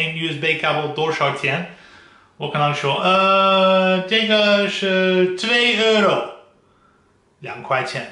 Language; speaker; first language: Chinese; non-native, fluent; Dutch